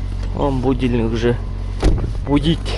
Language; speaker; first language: Russian; non-native, learner; Kyrgyz